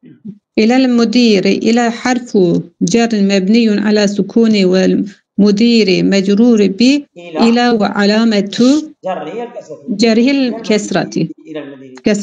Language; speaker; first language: Arabic; non-native, learner; Turkish